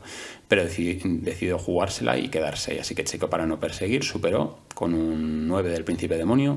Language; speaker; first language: Spanish; native; Spanish